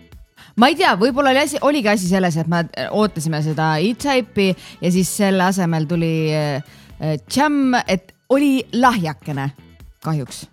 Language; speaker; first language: Estonian; native; Estonian